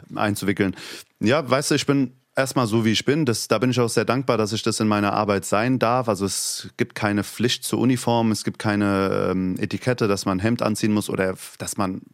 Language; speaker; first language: German; native; German